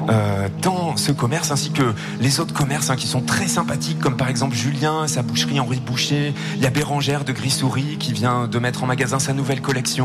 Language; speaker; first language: French; native; French